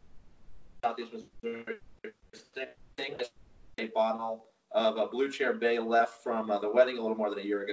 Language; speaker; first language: English; native; English